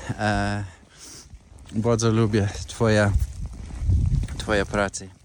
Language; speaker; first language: Polish; non-native, learner; English